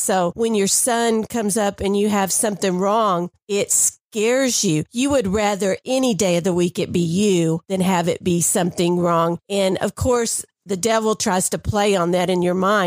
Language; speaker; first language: English; native; English